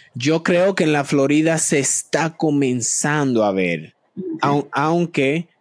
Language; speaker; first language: Spanish; native; Spanish